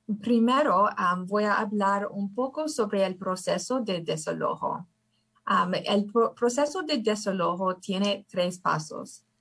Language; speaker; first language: Spanish; early bilingual, heritage; English